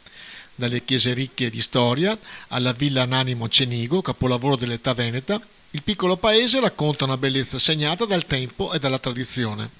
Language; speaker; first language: Italian; native; Italian